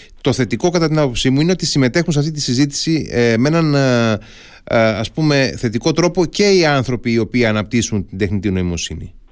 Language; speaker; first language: Greek; native; Greek